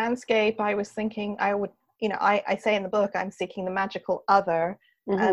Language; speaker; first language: English; native; English